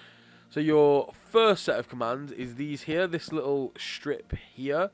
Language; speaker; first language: English; native; English